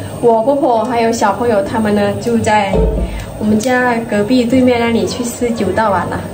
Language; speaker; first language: Chinese; non-native, fluent; Lao